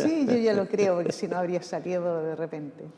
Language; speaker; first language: Spanish; native; Spanish